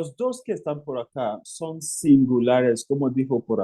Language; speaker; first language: Spanish; non-native, fluent; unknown